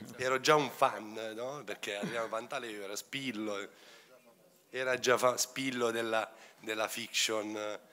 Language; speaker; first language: Italian; native; Italian